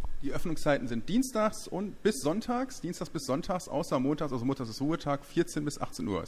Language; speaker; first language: German; native; German